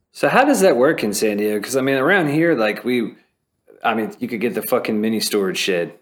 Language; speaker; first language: English; native; English